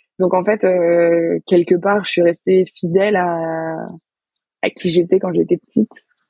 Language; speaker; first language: French; native; French